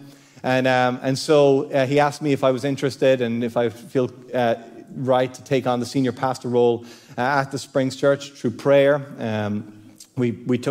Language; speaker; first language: English; native; English